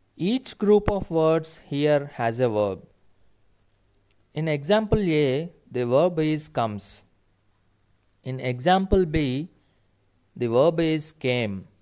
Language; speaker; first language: English; non-native, local second language; Telugu